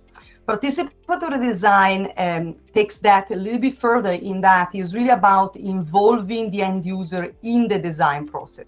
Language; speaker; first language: English; non-native, fluent; Italian